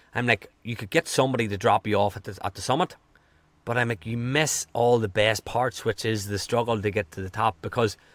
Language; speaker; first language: English; native; English